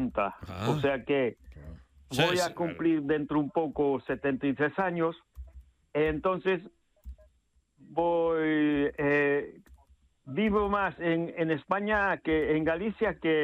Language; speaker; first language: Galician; non-native, learner; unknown